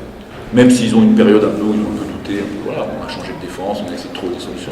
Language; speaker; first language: French; native; French